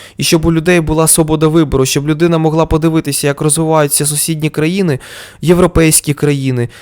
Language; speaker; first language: Ukrainian; non-native, local second language; Russian